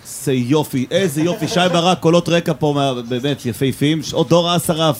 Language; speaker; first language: Hebrew; native; Hebrew